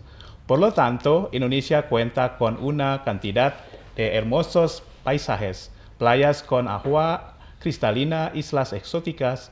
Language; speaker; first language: Spanish; non-native, fluent; Indonesian